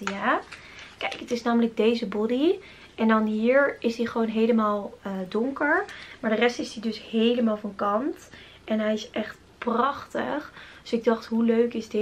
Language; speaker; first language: Dutch; native; Dutch